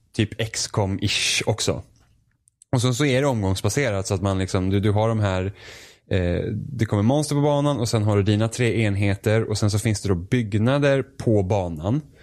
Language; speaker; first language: Swedish; native; Swedish